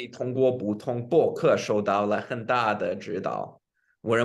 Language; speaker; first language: Chinese; non-native, fluent; English